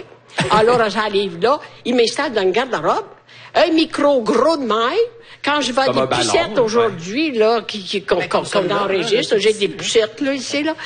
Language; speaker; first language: French; non-native, fluent; Italian